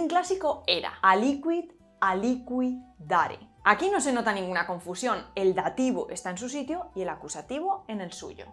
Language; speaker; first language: Spanish; native; Spanish